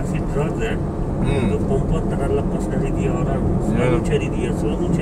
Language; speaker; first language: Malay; non-native, learner; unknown